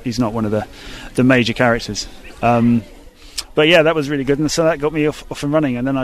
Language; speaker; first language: English; native; English